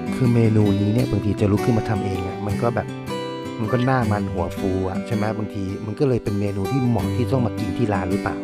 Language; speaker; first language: Thai; native; Thai